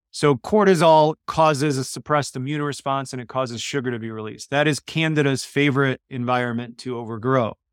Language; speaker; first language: English; early bilingual, other home language; Polish